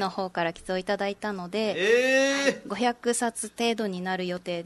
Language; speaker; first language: Japanese; native; Japanese